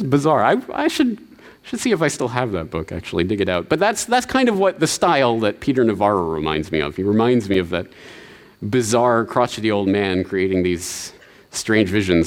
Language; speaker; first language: English; native; English